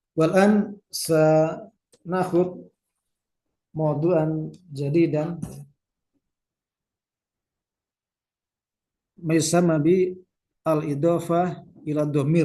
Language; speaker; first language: Arabic; non-native, fluent; Indonesian